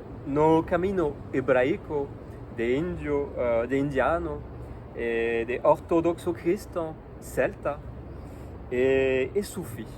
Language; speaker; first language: Portuguese; non-native, learner; French